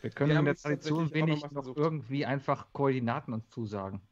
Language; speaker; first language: German; native; German